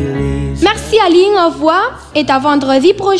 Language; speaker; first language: French; non-native, learner; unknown